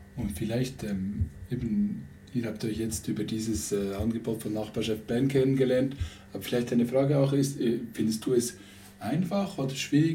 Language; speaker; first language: German; native; German